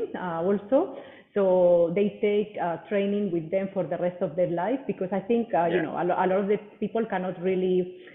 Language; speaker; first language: English; non-native, fluent; Spanish